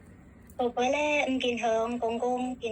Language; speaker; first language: Cantonese; non-native, learner; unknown